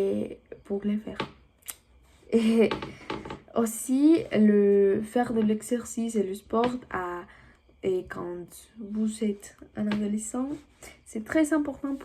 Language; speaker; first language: French; non-native, learner; Spanish